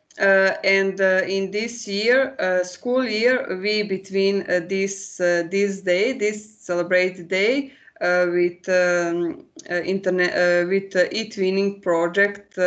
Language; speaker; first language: English; non-native, learner; Croatian